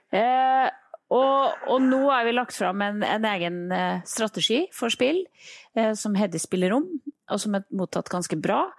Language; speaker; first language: Norwegian; native; Norwegian